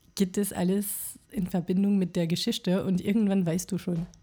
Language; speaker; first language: German; non-native, fluent; French